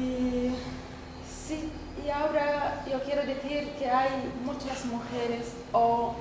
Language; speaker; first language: Spanish; non-native, learner; Arabic